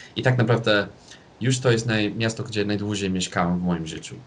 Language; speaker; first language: Polish; non-native, fluent; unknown